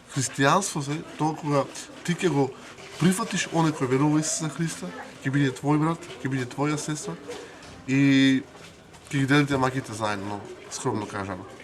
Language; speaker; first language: Macedonian; non-native, local second language; Romany